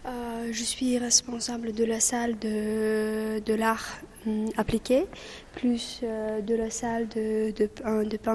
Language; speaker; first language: French; non-native, fluent; Russian